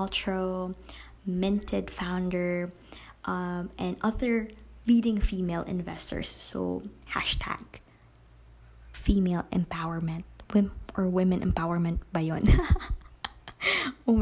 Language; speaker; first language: English; non-native, local second language; Kinaray-a